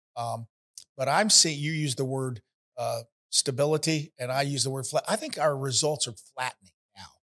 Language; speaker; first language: English; native; English